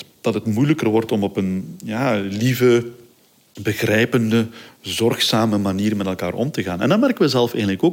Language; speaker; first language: Dutch; native; Dutch